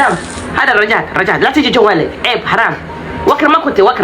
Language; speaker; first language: Arabic; non-native, learner; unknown